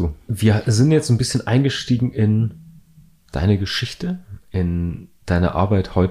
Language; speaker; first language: German; native; German